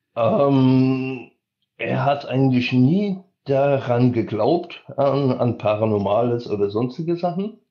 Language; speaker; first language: German; early bilingual, heritage; Polish